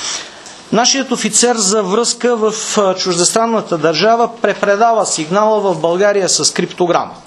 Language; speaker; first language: Bulgarian; native; Bulgarian